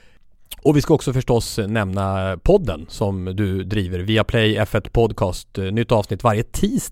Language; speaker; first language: Swedish; native; Swedish